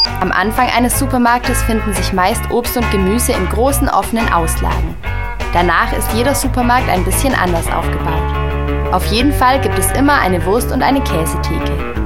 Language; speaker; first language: German; native; German